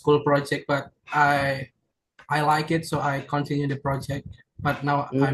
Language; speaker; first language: English; non-native, learner; Indonesian